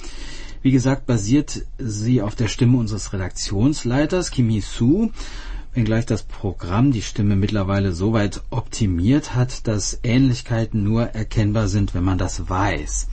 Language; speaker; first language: German; native; German